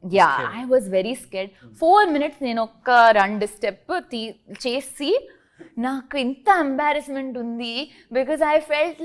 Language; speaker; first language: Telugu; non-native, learner; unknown